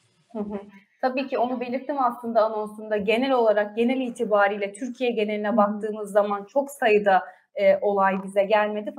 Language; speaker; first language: Turkish; native; Turkish